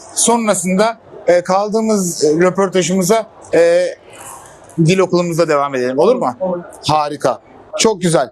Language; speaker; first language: Turkish; native; Turkish